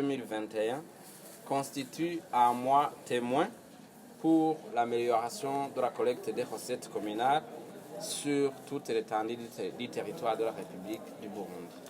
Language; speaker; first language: French; non-native, local second language; Rundi